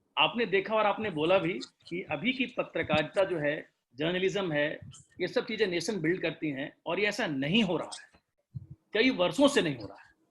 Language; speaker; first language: Hindi; native; Hindi